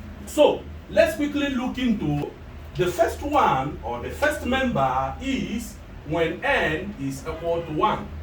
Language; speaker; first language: English; non-native, local second language; Igbo